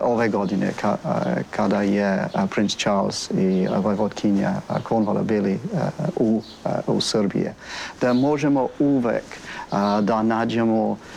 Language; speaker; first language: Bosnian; non-native, fluent; English